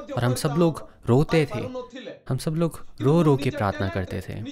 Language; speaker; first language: Hindi; non-native, local second language; Odia